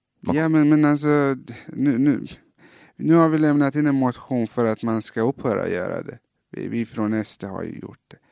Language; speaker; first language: Swedish; early bilingual, other home language; Persian